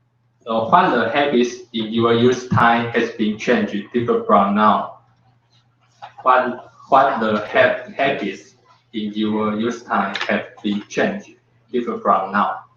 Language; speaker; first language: English; non-native, learner; Chinese